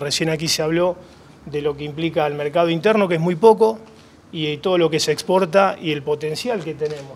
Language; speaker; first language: Spanish; native; Spanish